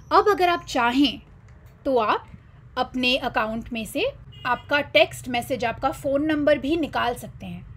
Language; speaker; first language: Hindi; native; Hindi